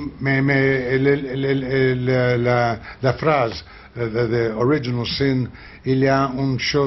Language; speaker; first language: French; non-native, learner; Spanish